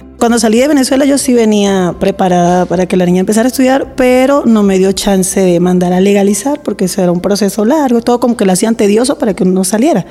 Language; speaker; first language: Spanish; native; Spanish